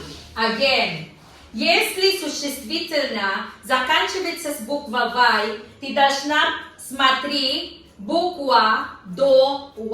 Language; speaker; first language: Russian; non-native, learner; Filipino